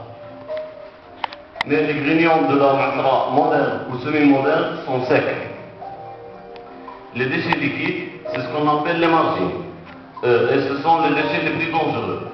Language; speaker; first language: French; non-native, local second language; Arabic